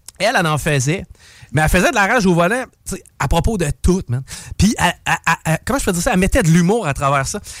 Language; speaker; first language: French; native; French